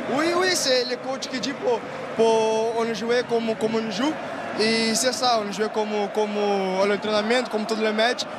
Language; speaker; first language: French; non-native, learner; Portuguese